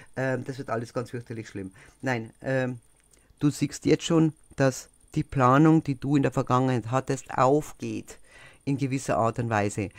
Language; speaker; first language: German; native; German